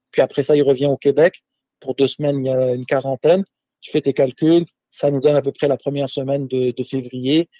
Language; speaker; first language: French; native; French